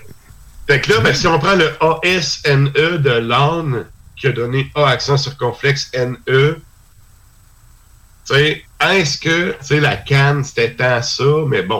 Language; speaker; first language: French; native; French